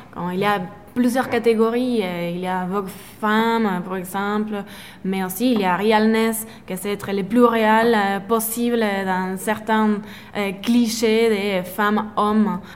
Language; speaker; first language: French; non-native, fluent; Spanish